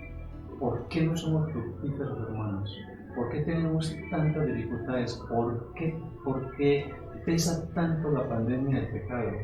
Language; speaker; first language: Spanish; native; Spanish